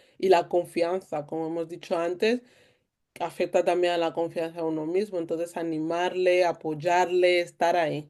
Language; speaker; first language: Spanish; native; Spanish